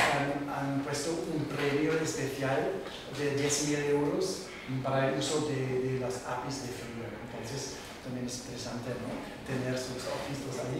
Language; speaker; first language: Spanish; non-native, fluent; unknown